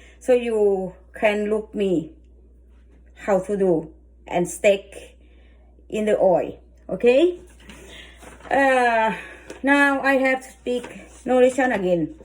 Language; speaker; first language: English; non-native, learner; Thai